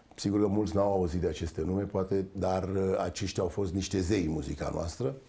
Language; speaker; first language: Romanian; native; Romanian